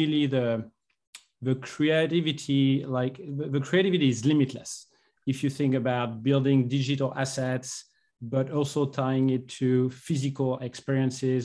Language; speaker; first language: English; non-native, fluent; French